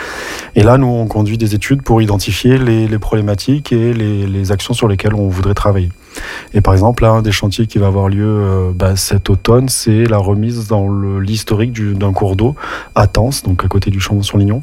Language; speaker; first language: French; native; French